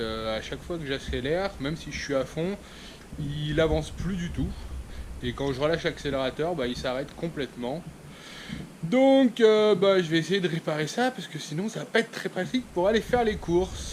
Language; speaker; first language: French; native; French